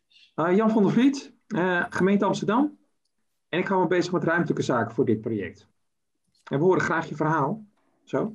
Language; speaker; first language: Dutch; native; Dutch